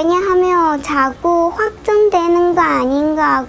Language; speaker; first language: Korean; non-native, learner; Chinese